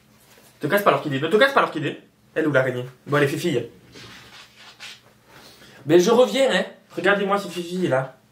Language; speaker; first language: French; native; French